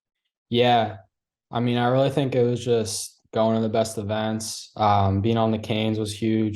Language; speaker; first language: English; native; English